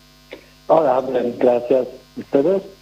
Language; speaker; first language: Spanish; non-native, learner; Polish